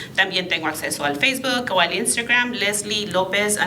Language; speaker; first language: Spanish; early bilingual, other home language; English